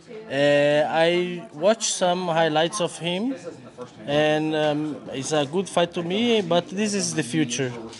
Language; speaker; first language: English; non-native, fluent; Portuguese